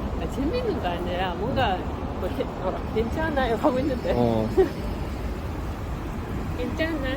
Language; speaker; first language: Korean; non-native, fluent; Japanese